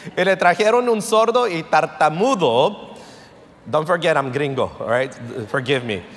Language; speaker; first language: Spanish; early bilingual, heritage; Spanish